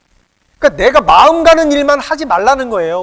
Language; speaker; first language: Korean; native; Korean